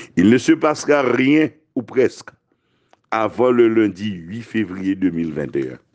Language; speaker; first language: French; non-native, local second language; Haitian Creole